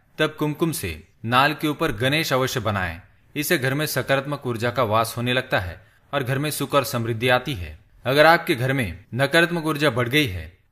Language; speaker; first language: Hindi; native; Hindi